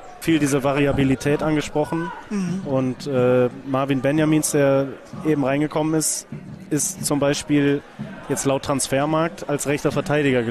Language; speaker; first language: German; native; German